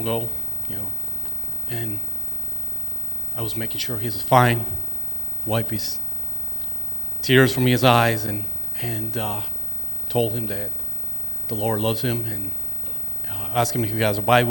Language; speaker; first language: English; non-native, fluent; Spanish